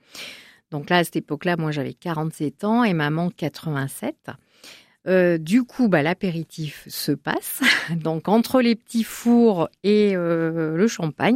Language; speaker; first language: French; native; French